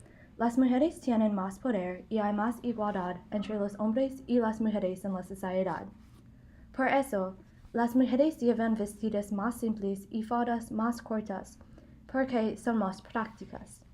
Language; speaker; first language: Spanish; non-native, learner; English